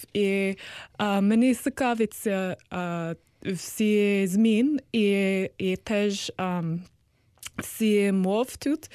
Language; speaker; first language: Ukrainian; non-native, learner; English